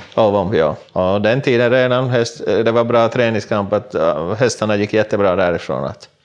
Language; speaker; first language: Swedish; non-native, local second language; Finnish